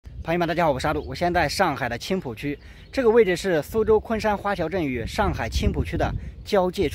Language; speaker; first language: Chinese; native; Chinese